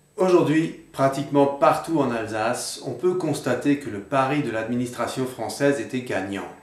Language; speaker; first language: French; native; French